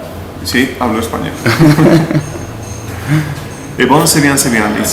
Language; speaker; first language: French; non-native, learner; Spanish